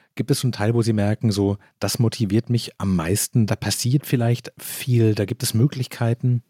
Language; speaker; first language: German; native; German